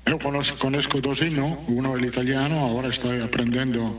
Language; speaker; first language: Portuguese; non-native, fluent; Italian